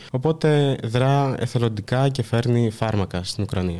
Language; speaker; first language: Greek; early bilingual, other home language; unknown